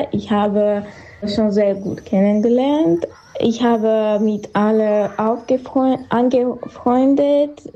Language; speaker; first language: German; non-native, learner; Armenian